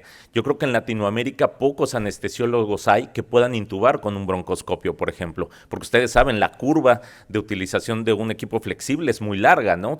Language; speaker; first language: Spanish; native; Spanish